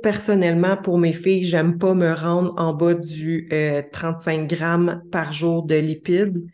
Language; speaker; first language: French; native; French